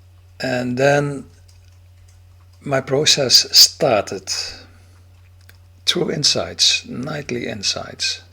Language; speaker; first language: English; non-native, fluent; Dutch